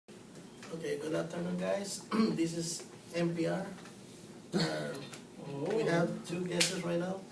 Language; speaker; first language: English; non-native, learner; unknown